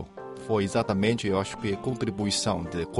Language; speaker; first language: Portuguese; non-native, fluent; Chinese